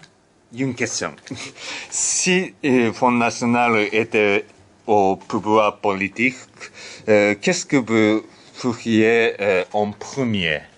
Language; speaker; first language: French; non-native, learner; Japanese